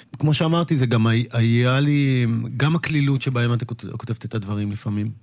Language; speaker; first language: Hebrew; native; Hebrew